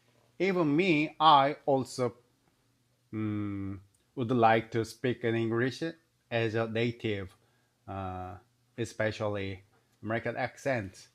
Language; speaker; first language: English; non-native, learner; Korean